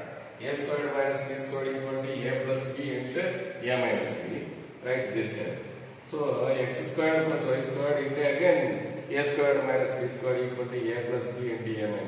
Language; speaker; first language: English; non-native, local second language; Tamil